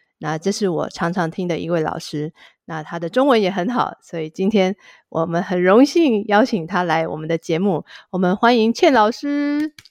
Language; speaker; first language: Chinese; native; Chinese